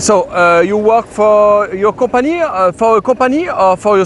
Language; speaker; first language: English; non-native, learner; French